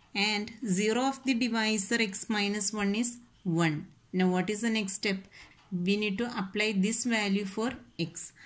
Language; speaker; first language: English; non-native, local second language; Malayalam